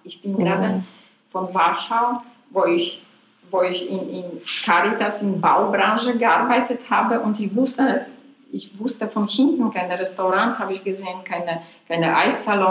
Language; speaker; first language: German; non-native, fluent; Polish